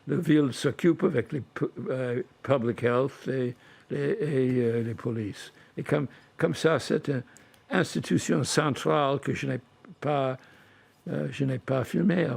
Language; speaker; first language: French; non-native, fluent; English